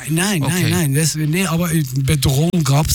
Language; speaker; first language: German; non-native, fluent; Persian